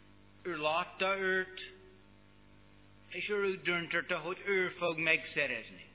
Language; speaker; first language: Hungarian; non-native, learner; English